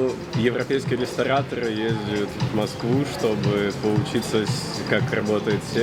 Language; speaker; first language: Russian; native; Russian